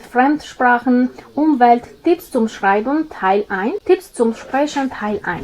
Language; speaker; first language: German; non-native, fluent; Albanian